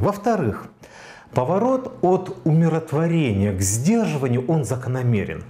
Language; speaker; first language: Russian; native; Russian